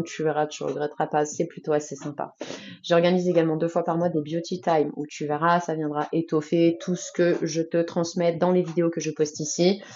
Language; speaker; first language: French; native; French